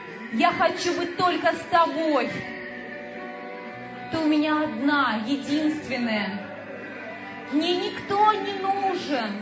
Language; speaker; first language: Russian; native; Russian